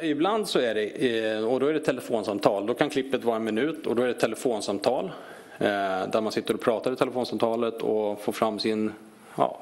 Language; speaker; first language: Swedish; native; Swedish